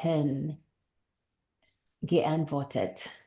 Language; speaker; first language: German; non-native, learner; English